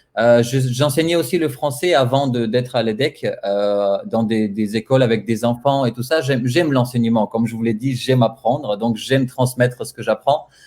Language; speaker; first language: French; non-native, fluent; Bulgarian